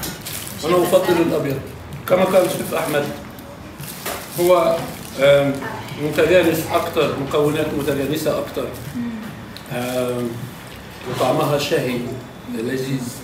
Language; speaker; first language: Arabic; native; Arabic